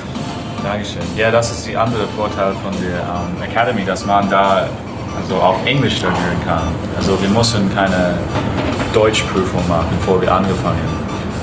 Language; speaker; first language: German; non-native, fluent; English